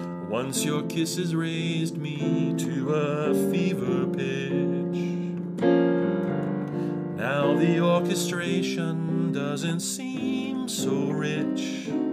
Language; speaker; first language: English; native; English